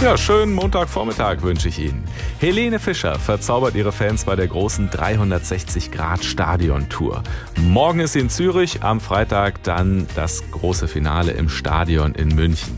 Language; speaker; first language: German; native; German